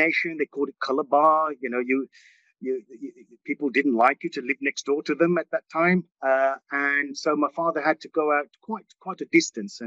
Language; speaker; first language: English; early bilingual, other home language; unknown